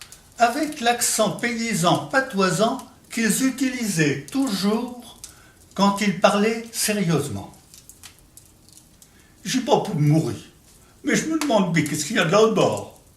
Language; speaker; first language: French; native; French